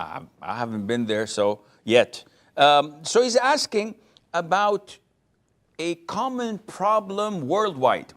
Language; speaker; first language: English; non-native, fluent; Arabic